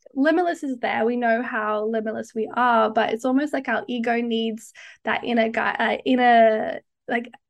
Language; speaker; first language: English; native; English